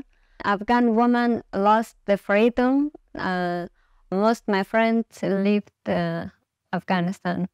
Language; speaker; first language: English; non-native, learner; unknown